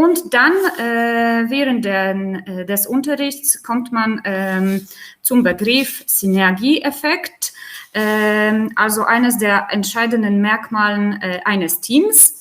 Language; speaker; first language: German; non-native, fluent; Polish